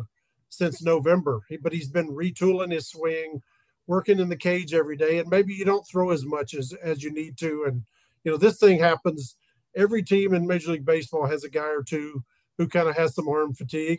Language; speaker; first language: English; native; English